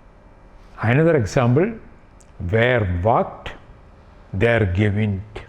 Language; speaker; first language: German; non-native, fluent; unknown